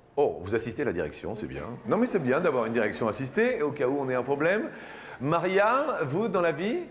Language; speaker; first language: French; native; French